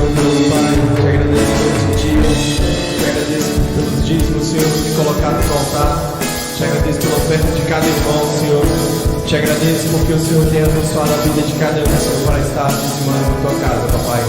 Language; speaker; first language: Portuguese; native; Portuguese